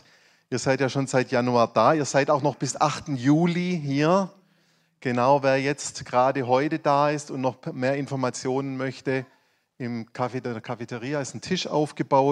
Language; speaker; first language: German; native; German